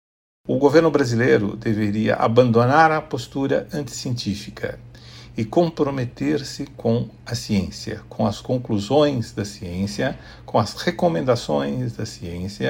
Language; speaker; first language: Portuguese; native; Portuguese